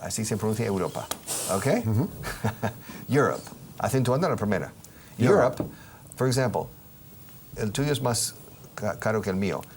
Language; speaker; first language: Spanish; non-native, fluent; English